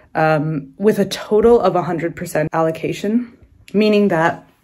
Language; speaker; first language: English; native; English